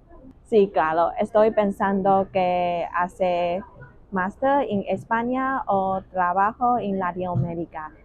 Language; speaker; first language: Spanish; non-native, learner; Chinese